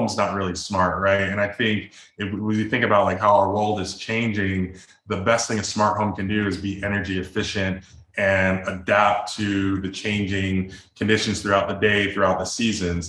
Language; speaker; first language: English; native; English